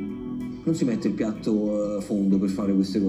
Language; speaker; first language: Italian; native; Italian